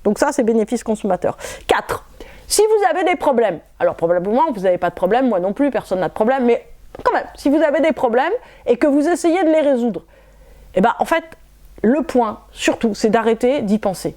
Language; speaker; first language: French; native; French